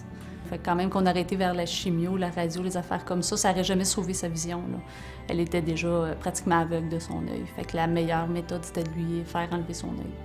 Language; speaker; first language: French; native; French